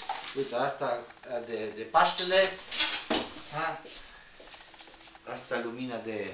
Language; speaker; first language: Romanian; non-native, learner; Spanish